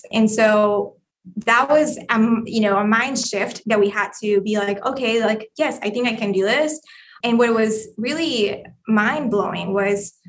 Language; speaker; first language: English; non-native, fluent; Spanish